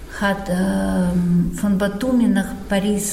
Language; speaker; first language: German; non-native, fluent; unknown